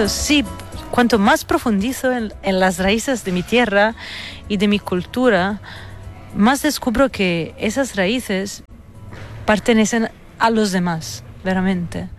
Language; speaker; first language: Spanish; non-native, fluent; Italian